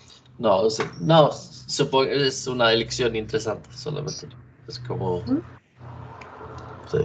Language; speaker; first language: Spanish; non-native, learner; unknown